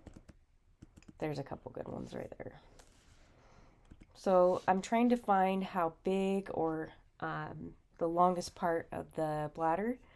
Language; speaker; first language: English; native; English